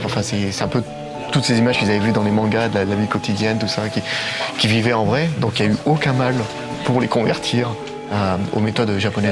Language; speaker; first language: French; native; French